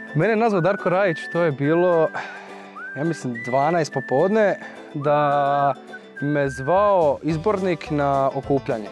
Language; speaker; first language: Croatian; early bilingual, heritage; Croatian